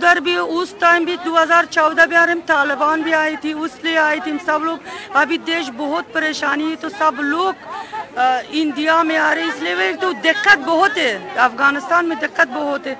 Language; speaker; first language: Hindi; non-native, fluent; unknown